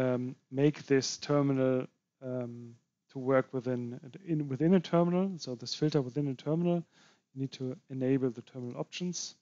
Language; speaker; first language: English; non-native, fluent; German